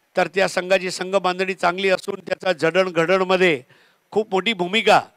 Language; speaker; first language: Marathi; native; Marathi